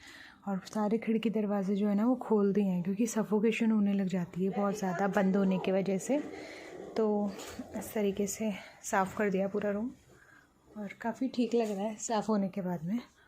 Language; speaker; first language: Hindi; native; Hindi